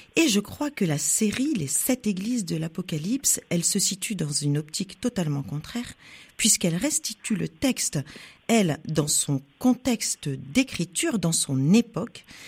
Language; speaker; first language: French; native; French